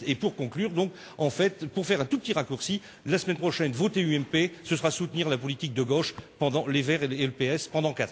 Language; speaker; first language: French; native; French